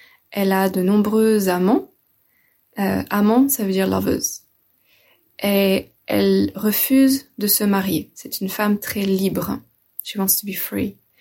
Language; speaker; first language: French; native; French